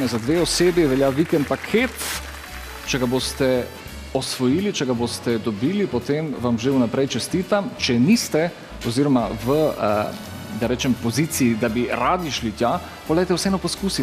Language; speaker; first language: Slovenian; native; Slovenian